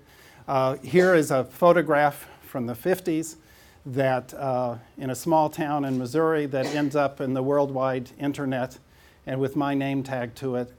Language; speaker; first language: English; native; English